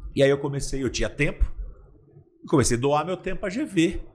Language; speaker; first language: Portuguese; native; Portuguese